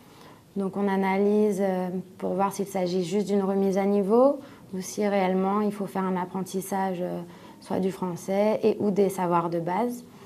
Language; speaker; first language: French; native; French